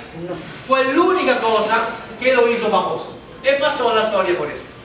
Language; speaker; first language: Spanish; non-native, fluent; Italian